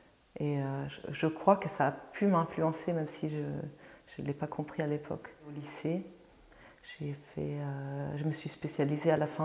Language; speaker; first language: French; non-native, fluent; German